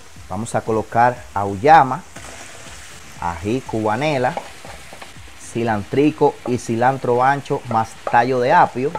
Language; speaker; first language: Spanish; native; Spanish